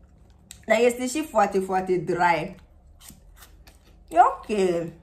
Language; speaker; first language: Romanian; non-native, learner; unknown